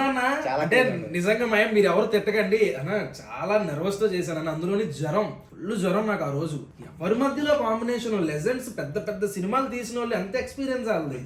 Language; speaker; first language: Telugu; native; Telugu